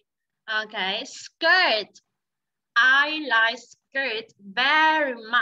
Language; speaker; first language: English; non-native, learner; Vietnamese